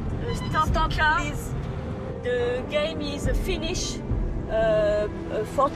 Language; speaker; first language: English; non-native, learner; French